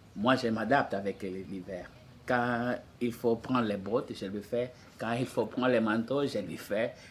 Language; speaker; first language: French; non-native, fluent; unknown